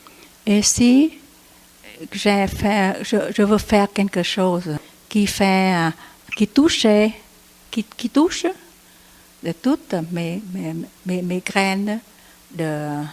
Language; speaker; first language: French; non-native, learner; Vietnamese